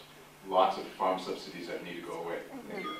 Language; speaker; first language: English; native; English